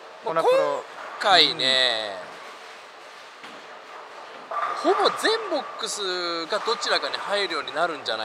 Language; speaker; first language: Japanese; native; Japanese